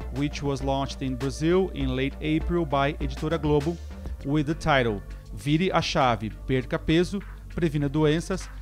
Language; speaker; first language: English; non-native, fluent; Portuguese